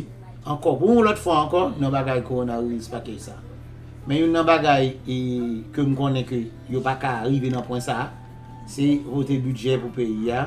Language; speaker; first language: Haitian Creole; native; Haitian Creole